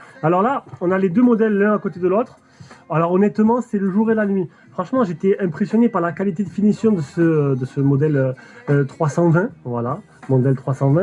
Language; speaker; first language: French; native; French